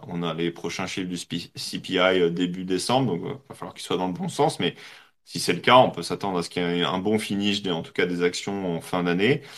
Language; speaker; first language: French; native; French